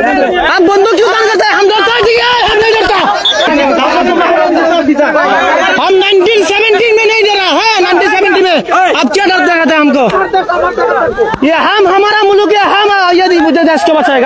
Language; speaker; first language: Hindi; non-native, learner; Bangla